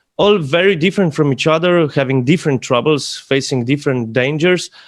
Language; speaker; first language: English; non-native, fluent; Slovenian